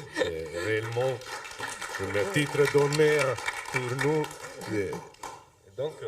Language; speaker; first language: French; non-native, fluent; Italian